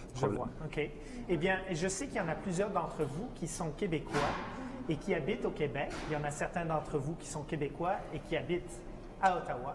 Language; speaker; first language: French; native; French